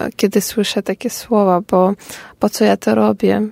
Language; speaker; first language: Polish; non-native, fluent; Ukrainian